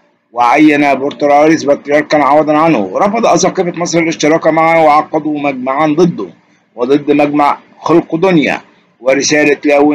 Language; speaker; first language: Arabic; native; Arabic